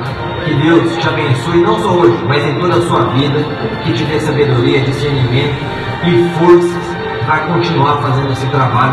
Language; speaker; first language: Portuguese; native; Portuguese